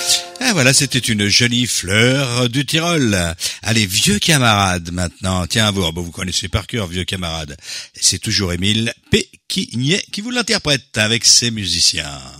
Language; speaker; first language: French; native; French